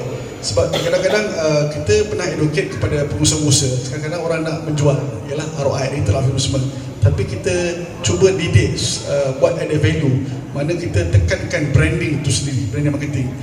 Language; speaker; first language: Malay; native; Malay